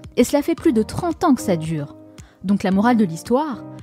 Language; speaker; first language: French; native; French